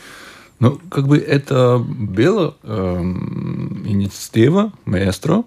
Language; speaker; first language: Russian; non-native, local second language; Latvian